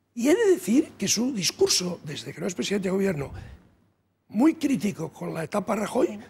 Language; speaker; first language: Spanish; native; Spanish